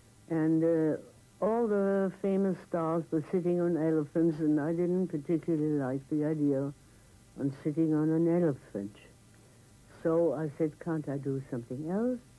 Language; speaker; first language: English; non-native, fluent; German